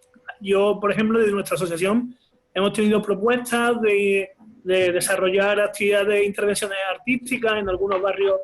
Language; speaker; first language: Spanish; native; Spanish